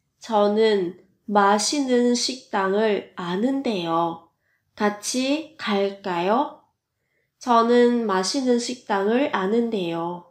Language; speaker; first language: Korean; non-native, fluent; Vietnamese